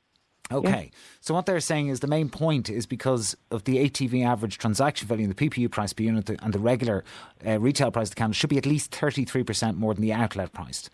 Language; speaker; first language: English; native; English